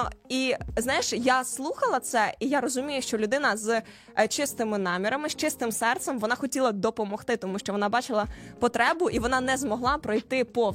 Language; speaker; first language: Ukrainian; native; Ukrainian